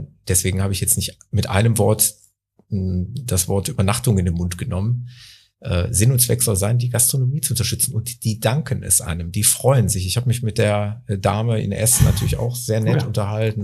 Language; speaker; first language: German; native; German